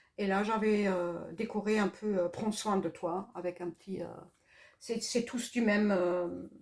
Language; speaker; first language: French; non-native, fluent; German